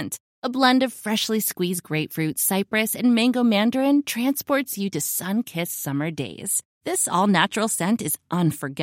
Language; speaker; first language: English; non-native, fluent; Greek